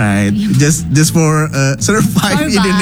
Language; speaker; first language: English; non-native, local second language; Indonesian